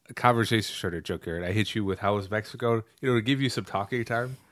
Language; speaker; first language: English; early bilingual, other home language; Spanish